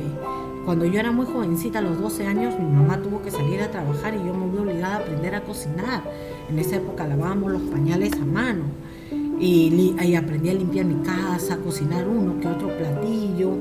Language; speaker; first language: Spanish; native; Spanish